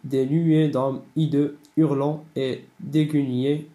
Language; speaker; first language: French; non-native, local second language; Arabic